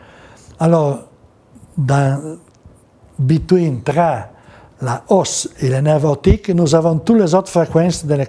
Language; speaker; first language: French; non-native, learner; Italian